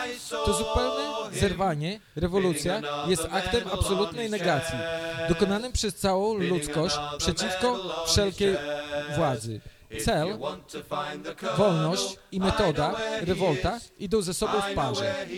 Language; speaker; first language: Polish; native; Polish